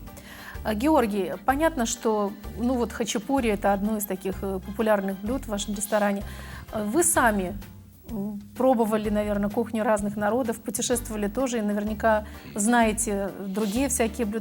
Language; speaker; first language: Russian; native; Russian